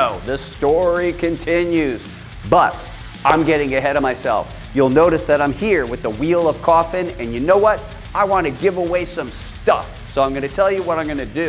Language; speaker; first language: English; native; English